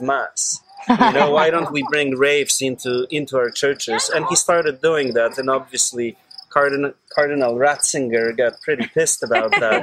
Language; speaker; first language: English; non-native, fluent; Polish